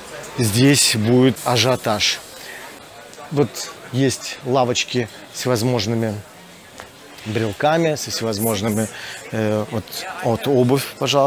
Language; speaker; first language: Russian; native; Russian